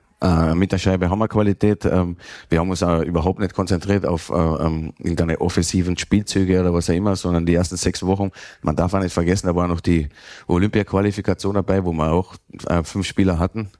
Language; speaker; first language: German; native; German